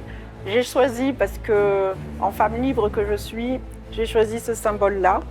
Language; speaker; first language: French; native; French